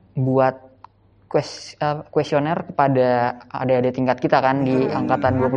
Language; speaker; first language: Indonesian; native; Indonesian